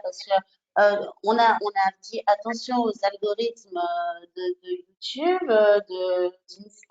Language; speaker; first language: French; native; French